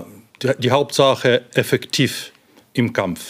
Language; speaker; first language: German; non-native, fluent; Ukrainian